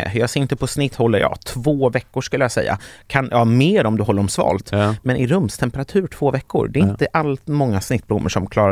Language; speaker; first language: Swedish; native; Swedish